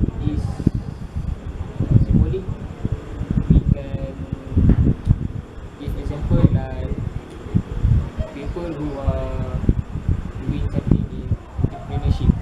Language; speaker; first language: English; non-native, learner; Malay